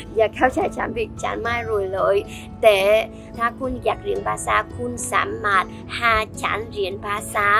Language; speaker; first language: Thai; non-native, learner; Vietnamese